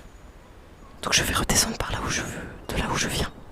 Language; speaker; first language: French; native; French